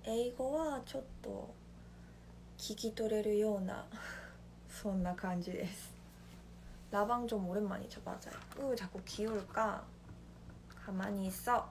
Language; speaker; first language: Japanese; non-native, fluent; Korean